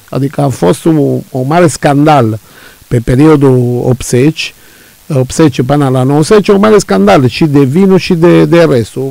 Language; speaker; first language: Romanian; non-native, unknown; Italian